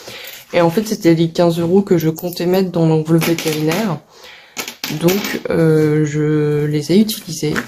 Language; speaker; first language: French; native; French